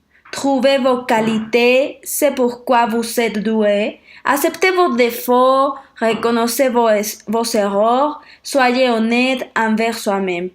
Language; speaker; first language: French; non-native, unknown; Spanish